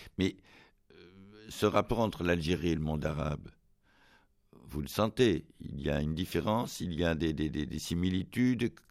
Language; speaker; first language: French; native; French